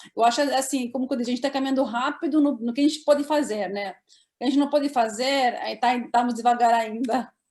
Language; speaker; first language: Portuguese; non-native, fluent; Arabic